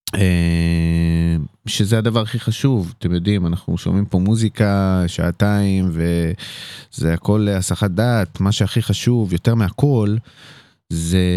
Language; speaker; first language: Hebrew; native; Hebrew